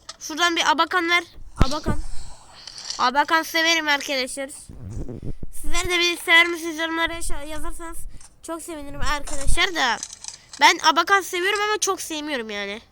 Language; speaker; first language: Turkish; native; Turkish